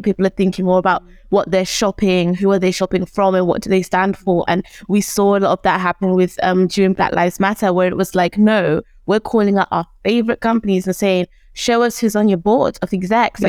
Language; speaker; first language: English; early bilingual, other home language; Shona